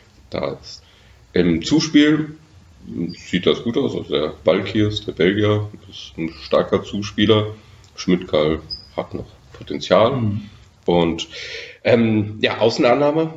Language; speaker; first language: German; native; German